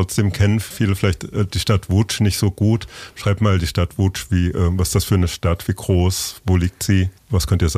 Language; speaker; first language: German; native; German